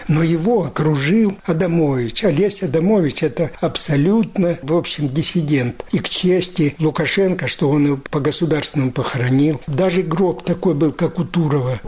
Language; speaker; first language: Russian; native; Russian